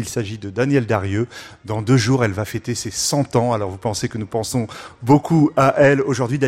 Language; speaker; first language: French; native; French